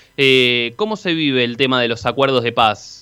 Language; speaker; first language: Spanish; native; Spanish